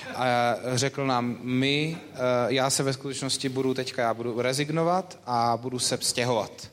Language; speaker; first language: Czech; native; Czech